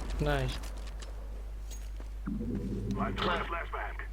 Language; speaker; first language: English; non-native, learner; Polish